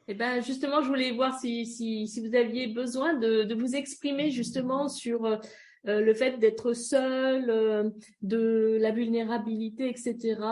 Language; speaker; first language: French; native; French